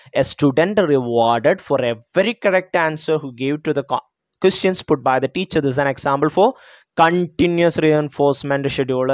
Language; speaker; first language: English; non-native, local second language; Malayalam